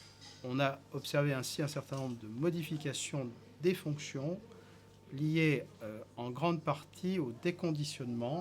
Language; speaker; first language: French; native; French